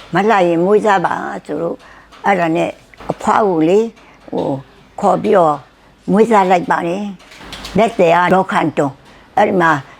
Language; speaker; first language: Burmese; native; Burmese